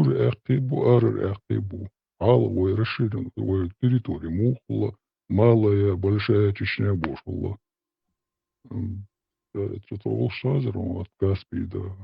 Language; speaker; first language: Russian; non-native, local second language; Chechen